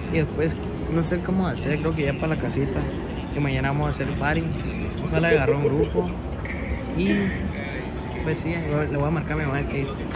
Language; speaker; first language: Spanish; early bilingual, heritage; Spanish